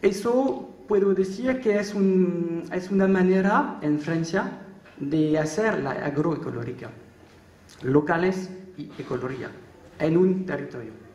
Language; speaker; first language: Spanish; non-native, learner; French